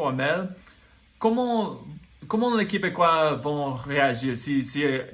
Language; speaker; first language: French; non-native, learner; English